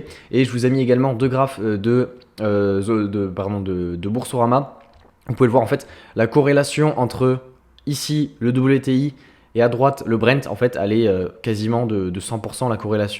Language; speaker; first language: French; native; French